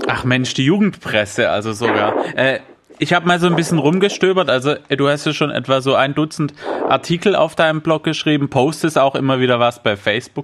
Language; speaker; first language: German; native; German